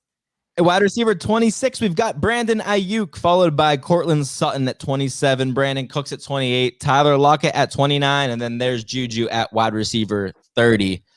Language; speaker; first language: English; native; English